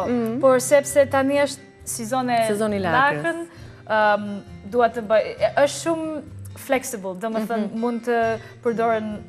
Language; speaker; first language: Albanian; non-native, learner; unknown